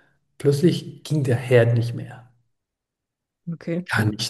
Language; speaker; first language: German; non-native, fluent; Spanish